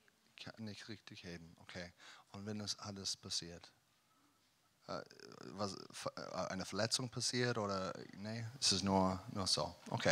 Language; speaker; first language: German; non-native, learner; English